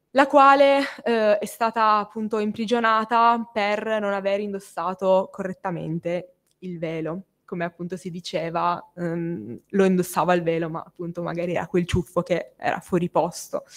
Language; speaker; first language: Italian; native; Italian